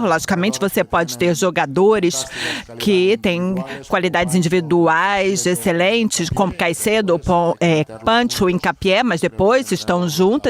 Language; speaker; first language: Portuguese; non-native, fluent; Italian